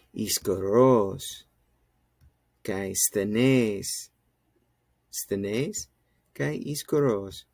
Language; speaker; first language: Greek; non-native, fluent; English